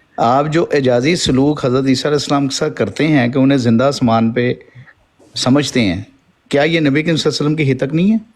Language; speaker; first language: Urdu; non-native, local second language; Punjabi